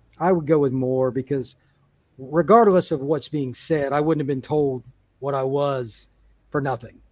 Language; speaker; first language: English; native; English